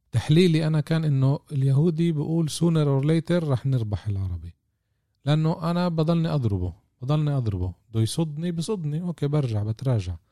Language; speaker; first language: Arabic; native; Arabic